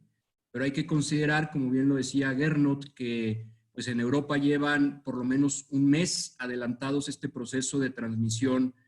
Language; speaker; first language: Spanish; native; Spanish